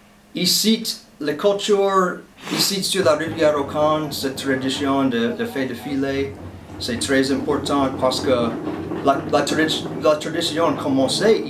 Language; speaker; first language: French; non-native, local second language; English